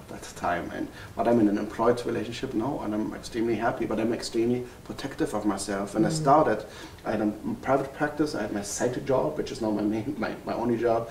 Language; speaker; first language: English; non-native, fluent; German